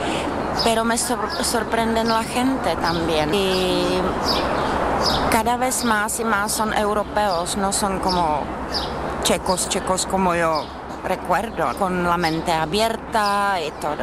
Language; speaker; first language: Spanish; non-native, learner; Czech